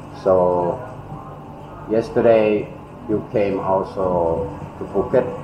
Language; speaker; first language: English; non-native, learner; Finnish